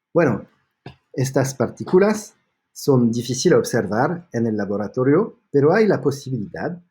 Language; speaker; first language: Spanish; non-native, fluent; French